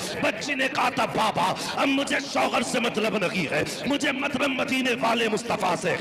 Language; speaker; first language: Urdu; native; Urdu